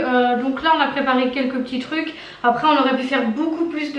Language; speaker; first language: French; native; French